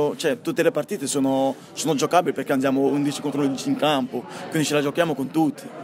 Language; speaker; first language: Italian; non-native, fluent; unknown